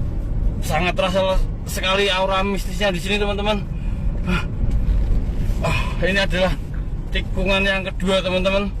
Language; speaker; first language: Indonesian; native; Indonesian